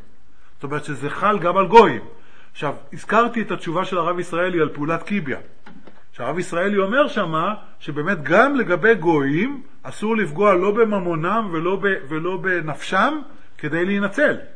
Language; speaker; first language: Hebrew; native; Hebrew